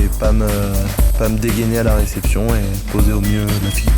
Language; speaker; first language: French; native; French